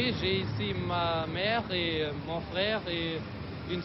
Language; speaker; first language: French; non-native, learner; German